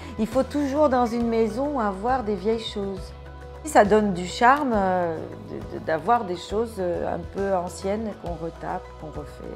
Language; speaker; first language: French; non-native, fluent; Portuguese